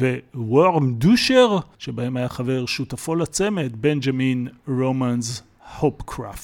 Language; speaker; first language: Hebrew; native; Hebrew